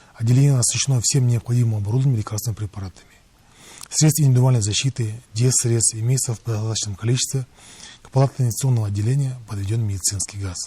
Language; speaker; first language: Russian; non-native, local second language; Kazakh